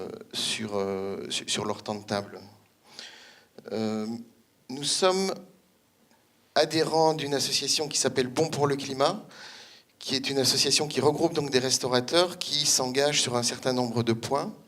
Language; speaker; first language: French; native; French